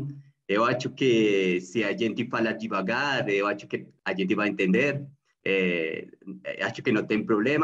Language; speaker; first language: Portuguese; non-native, learner; Spanish